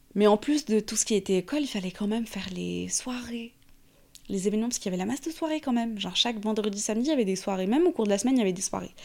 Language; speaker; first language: French; non-native, local second language; Arabic